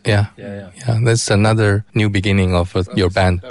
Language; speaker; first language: English; non-native, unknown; Chinese